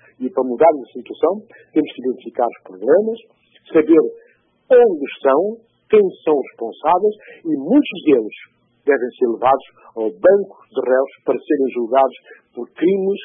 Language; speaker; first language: Portuguese; non-native, local second language; Upper Guinea Crioulo